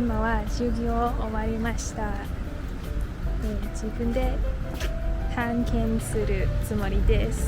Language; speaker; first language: Japanese; non-native, learner; English